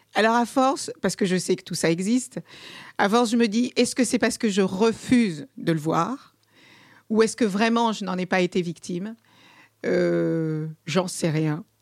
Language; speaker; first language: French; early bilingual, other home language; Kabuverdianu